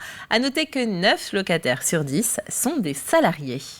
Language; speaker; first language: French; native; French